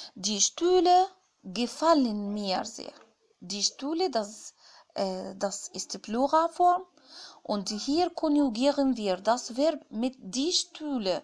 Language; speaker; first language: German; non-native, fluent; Arabic